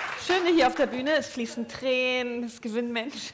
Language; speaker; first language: German; native; German